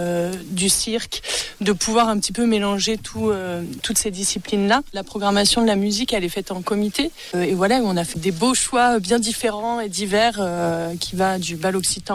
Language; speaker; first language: French; native; French